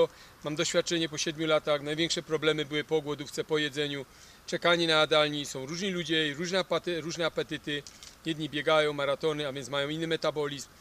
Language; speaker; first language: Polish; native; Polish